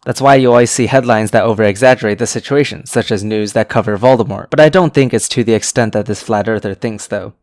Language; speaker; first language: English; native; English